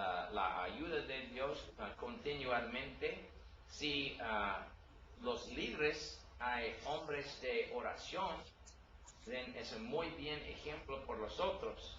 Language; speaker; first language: Spanish; non-native, learner; English